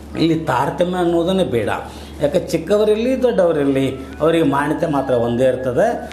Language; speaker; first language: Kannada; native; Kannada